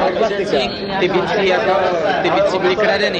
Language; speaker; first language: Czech; native; Czech